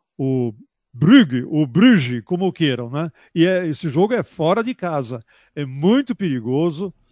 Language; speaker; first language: Portuguese; early bilingual, other home language; German